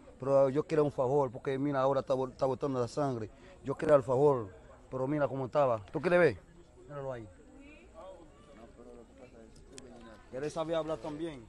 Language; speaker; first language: Spanish; non-native, fluent; Haitian Creole